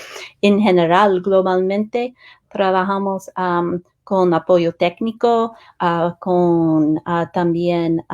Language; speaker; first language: Spanish; non-native, fluent; English